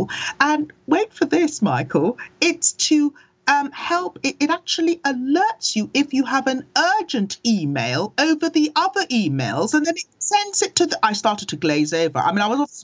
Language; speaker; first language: English; early bilingual, other home language; Akan